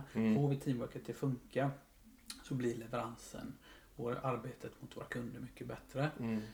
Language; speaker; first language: Swedish; native; Swedish